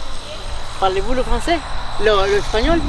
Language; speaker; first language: French; non-native, learner; Spanish